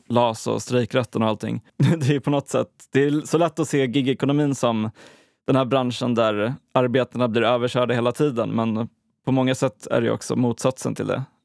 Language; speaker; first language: Swedish; native; Swedish